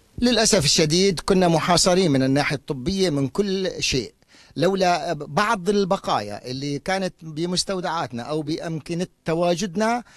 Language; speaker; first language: Arabic; native; Arabic